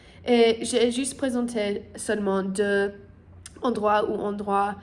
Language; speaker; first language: French; non-native, learner; English